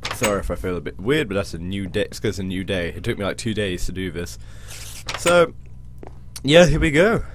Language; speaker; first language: English; native; English